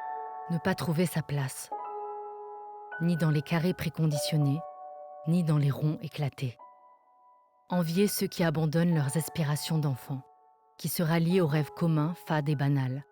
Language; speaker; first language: French; native; French